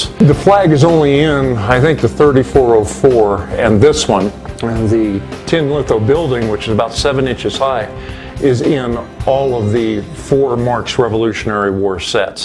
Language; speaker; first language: English; native; English